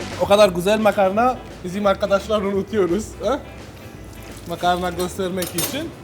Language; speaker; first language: Turkish; non-native, learner; Italian